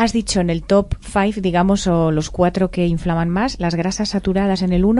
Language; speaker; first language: Spanish; native; Spanish